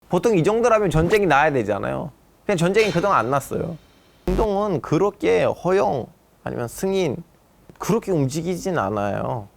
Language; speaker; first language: Korean; non-native, fluent; Turkish